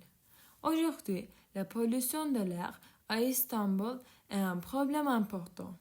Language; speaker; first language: French; non-native, learner; Turkish